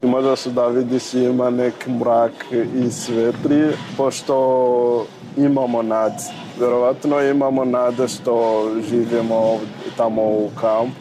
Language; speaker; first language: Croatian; non-native, learner; Rundi